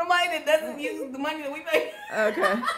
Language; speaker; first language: English; native; English